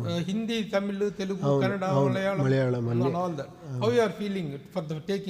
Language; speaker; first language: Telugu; native; Telugu